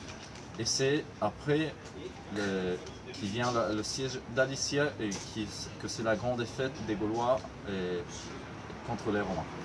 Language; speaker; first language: French; non-native, learner; Spanish